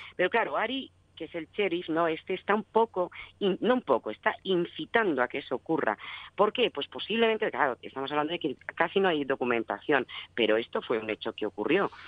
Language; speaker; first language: Spanish; native; Spanish